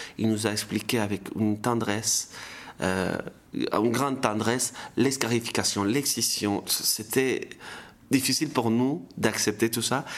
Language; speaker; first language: French; non-native, fluent; Spanish